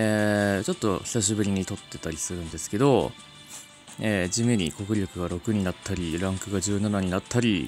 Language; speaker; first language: Japanese; native; Japanese